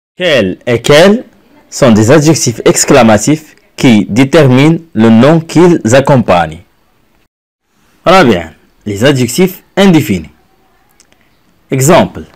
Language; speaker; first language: French; non-native, local second language; Arabic